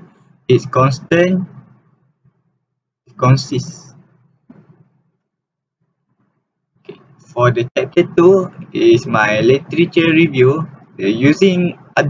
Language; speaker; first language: English; non-native, learner; Malay